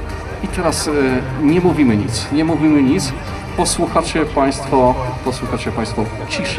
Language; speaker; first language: Polish; native; Polish